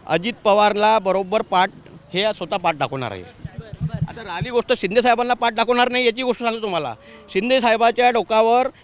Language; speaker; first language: Marathi; native; Marathi